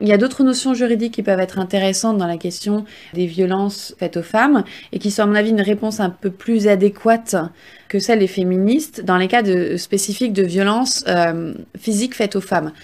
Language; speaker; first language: French; native; French